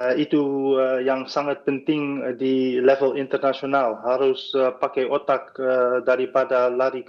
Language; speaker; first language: Indonesian; non-native, fluent; Dutch